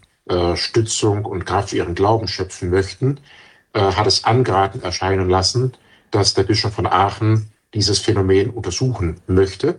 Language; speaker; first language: German; native; German